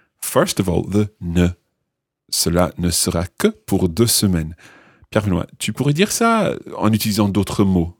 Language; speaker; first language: French; non-native, fluent; English